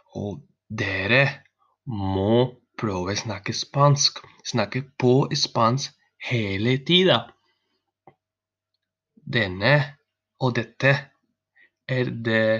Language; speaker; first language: Norwegian; non-native, learner; Spanish